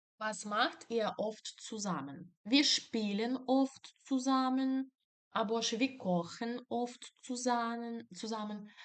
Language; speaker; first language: German; non-native, fluent; Ukrainian